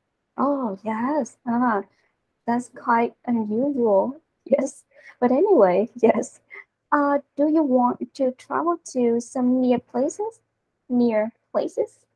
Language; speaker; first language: English; non-native, learner; Vietnamese